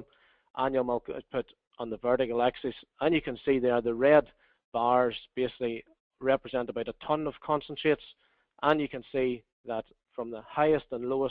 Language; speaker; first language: English; native; English